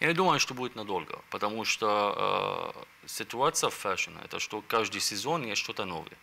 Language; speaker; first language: Russian; non-native, learner; Arabic